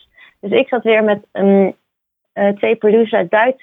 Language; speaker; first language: Dutch; native; Dutch